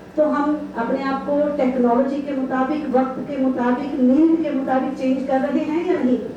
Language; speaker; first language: Hindi; non-native, local second language; Punjabi